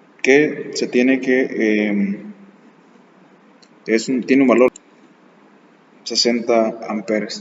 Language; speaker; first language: Spanish; native; Spanish